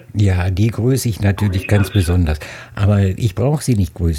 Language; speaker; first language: German; native; German